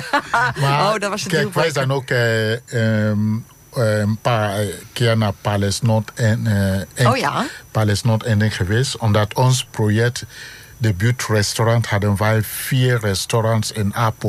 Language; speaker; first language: Dutch; non-native, learner; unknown